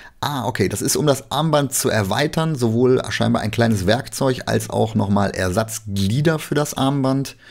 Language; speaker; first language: German; native; German